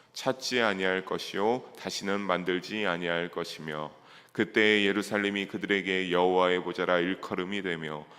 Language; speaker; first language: Korean; native; Korean